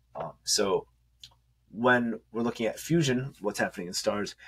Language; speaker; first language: English; native; English